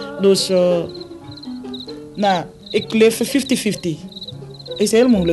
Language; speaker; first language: Dutch; non-native, fluent; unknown